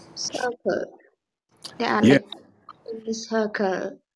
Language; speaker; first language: English; non-native, local second language; Sinhala